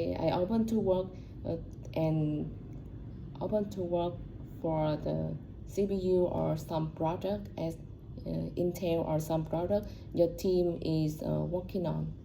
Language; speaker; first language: English; non-native, learner; Vietnamese